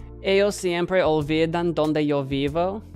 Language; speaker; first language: Spanish; non-native, learner; English